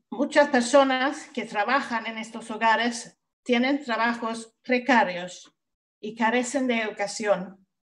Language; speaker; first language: Spanish; non-native, fluent; Swedish